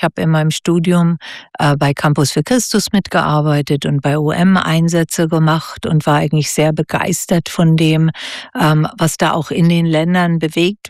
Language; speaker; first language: German; native; German